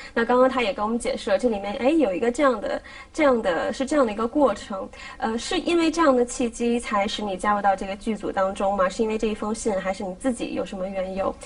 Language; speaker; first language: Chinese; native; Chinese